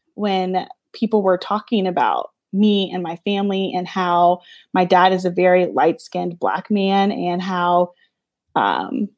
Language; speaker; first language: English; native; English